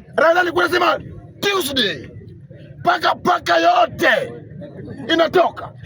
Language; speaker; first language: Swahili; native; Swahili